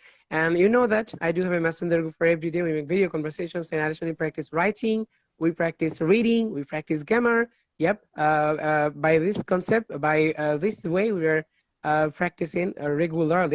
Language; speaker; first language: English; non-native, fluent; Bangla